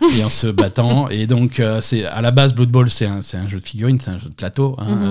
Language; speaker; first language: French; native; French